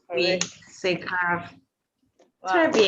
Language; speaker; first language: French; non-native, fluent; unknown